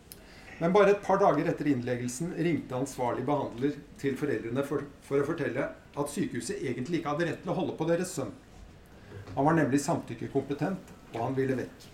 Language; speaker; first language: Norwegian; native; Norwegian